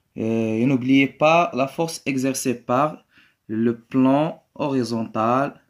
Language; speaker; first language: French; non-native, local second language; Arabic